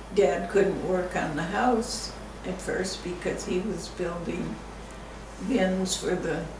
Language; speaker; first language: English; native; English